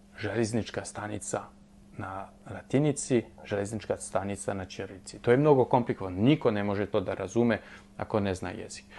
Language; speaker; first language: Bosnian; non-native, fluent; French